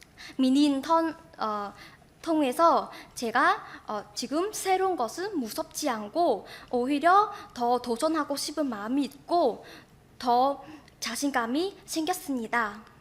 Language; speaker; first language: Korean; non-native, fluent; Vietnamese